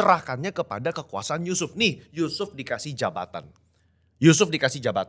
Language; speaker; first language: Indonesian; native; Indonesian